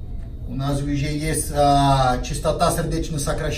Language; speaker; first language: Russian; non-native, fluent; Portuguese